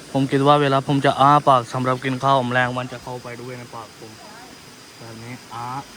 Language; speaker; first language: Thai; non-native, fluent; Punjabi